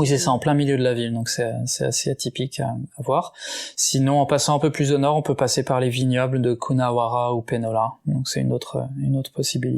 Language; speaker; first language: French; native; French